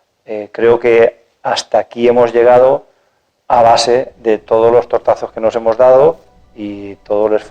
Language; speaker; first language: Spanish; native; Spanish